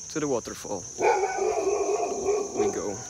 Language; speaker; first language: English; non-native, fluent; Czech